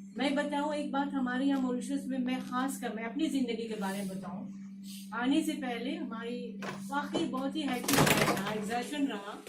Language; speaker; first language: Urdu; non-native, fluent; Bhojpuri